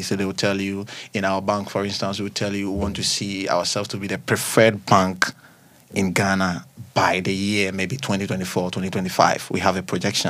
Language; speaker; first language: English; non-native, local second language; Akan